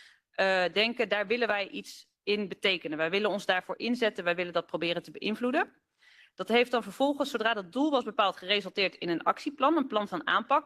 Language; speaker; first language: Dutch; native; Dutch